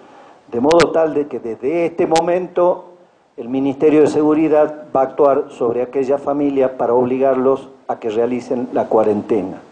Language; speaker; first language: Spanish; native; Spanish